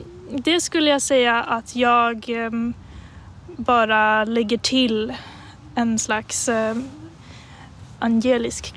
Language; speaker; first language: Swedish; native; Swedish